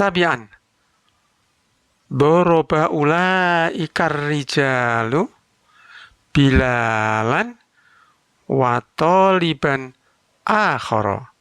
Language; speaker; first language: Arabic; non-native, learner; Indonesian